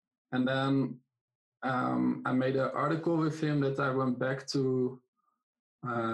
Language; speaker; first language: English; non-native, fluent; Dutch